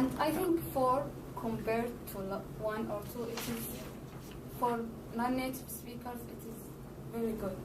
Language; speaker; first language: English; non-native, learner; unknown